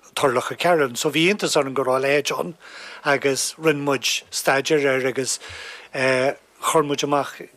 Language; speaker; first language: Irish; native; Irish